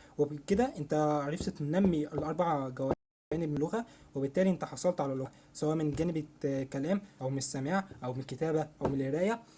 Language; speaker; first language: Egyptian Arabic; native; Egyptian Arabic